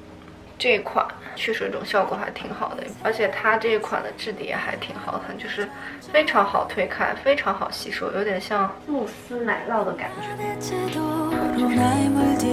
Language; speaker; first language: Chinese; native; Chinese